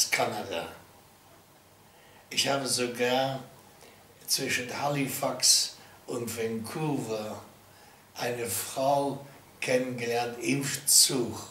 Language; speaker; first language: German; non-native, learner; English